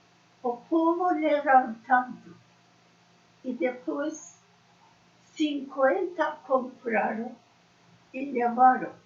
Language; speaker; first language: Portuguese; non-native, learner; Persian